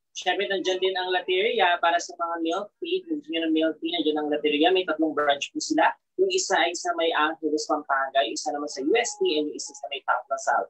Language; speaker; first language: Filipino; native; Filipino